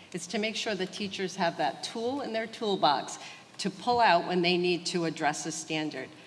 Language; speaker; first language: English; early bilingual, other home language; Portuguese